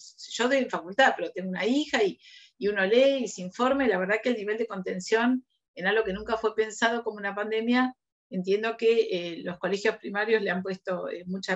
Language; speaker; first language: Spanish; native; Spanish